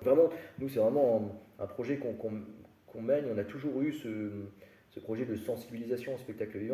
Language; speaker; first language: French; native; French